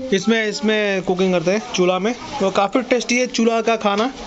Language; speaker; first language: Hindi; non-native, local second language; Assamese